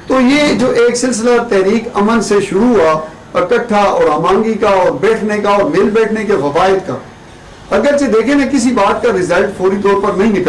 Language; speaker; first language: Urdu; non-native, local second language; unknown